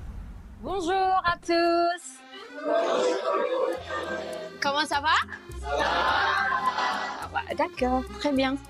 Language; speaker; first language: French; non-native, fluent; Indonesian